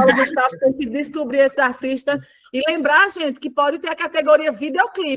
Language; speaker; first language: Portuguese; native; Portuguese